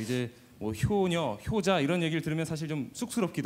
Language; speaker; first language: Korean; native; Korean